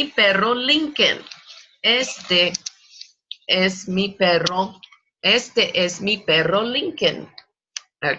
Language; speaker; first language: Spanish; non-native, fluent; English